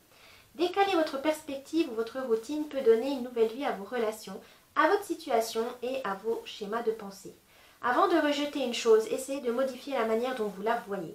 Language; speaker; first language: French; native; French